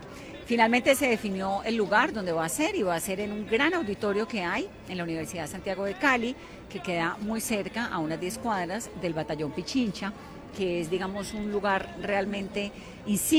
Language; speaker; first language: Spanish; native; Spanish